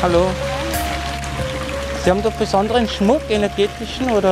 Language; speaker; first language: German; native; German